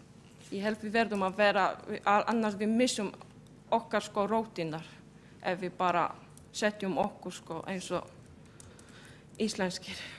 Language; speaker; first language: Icelandic; non-native, fluent; Polish